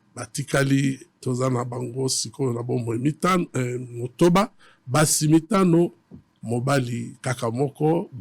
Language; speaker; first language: Lingala; native; Lingala